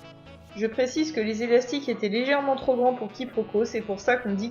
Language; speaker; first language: French; native; French